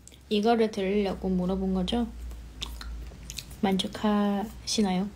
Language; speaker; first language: Korean; non-native, fluent; Chinese